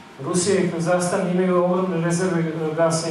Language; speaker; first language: Bosnian; native; Bosnian